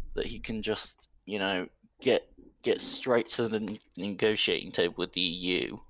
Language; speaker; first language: English; native; English